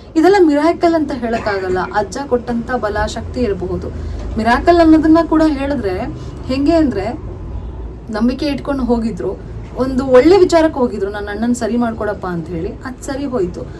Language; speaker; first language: Kannada; native; Kannada